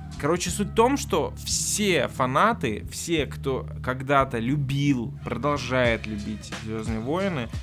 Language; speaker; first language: Russian; native; Russian